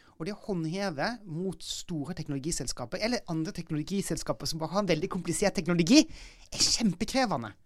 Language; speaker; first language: Norwegian; native; Norwegian